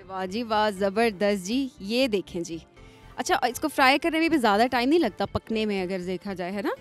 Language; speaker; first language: Urdu; non-native, local second language; Kashmiri